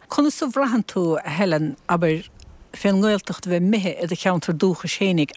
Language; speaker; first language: Irish; native; Irish